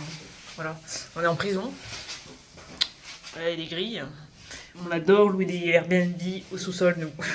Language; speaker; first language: French; native; French